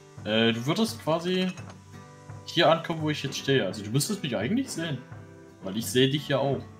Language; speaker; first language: German; native; German